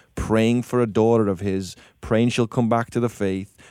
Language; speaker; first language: English; native; English